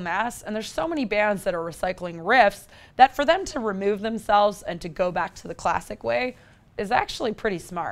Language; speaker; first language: English; native; English